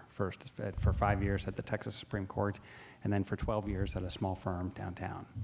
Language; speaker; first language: English; native; English